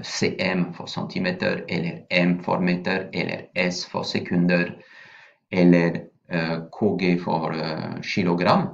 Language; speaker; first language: Norwegian; non-native, fluent; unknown